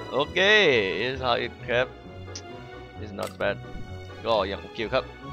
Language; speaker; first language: English; non-native, learner; Thai